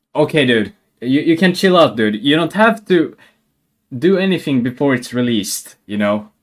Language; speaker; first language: English; non-native, fluent; Swedish